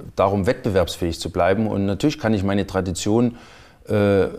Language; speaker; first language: German; native; German